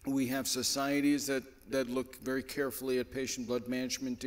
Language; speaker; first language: English; native; English